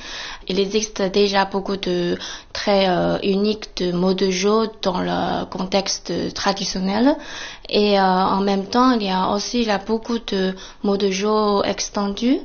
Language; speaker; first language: French; non-native, fluent; Chinese